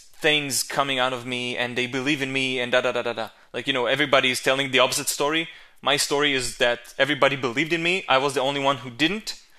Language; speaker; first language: English; non-native, fluent; Hebrew